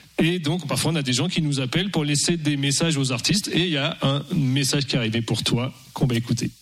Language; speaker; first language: French; native; French